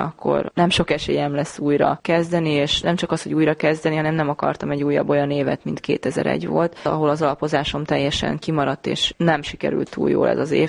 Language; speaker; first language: Hungarian; native; Hungarian